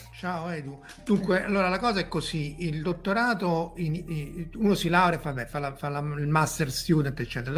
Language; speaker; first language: Italian; native; Italian